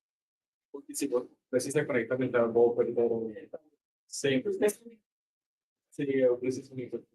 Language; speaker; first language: Portuguese; non-native, learner; Spanish